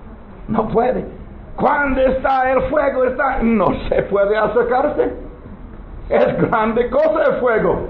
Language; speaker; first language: Spanish; non-native, learner; English